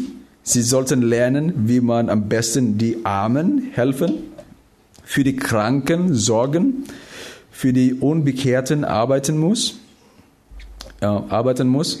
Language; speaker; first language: German; non-native, fluent; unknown